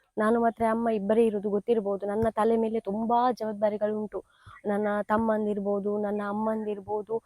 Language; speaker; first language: Kannada; non-native, local second language; Tulu